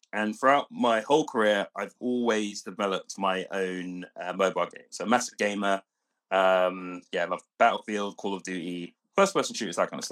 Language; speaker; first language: English; native; English